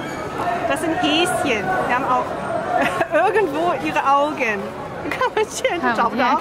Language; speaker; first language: German; native; German